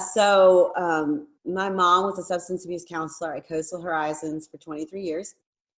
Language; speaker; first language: English; native; English